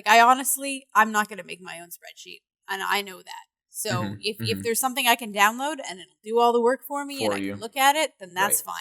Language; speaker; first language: English; native; English